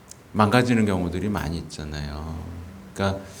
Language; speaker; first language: Korean; native; Korean